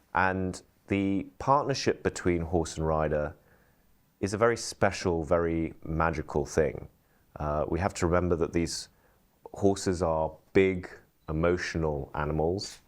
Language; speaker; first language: English; early bilingual, heritage; English